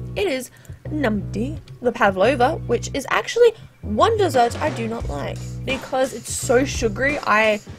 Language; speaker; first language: English; native; English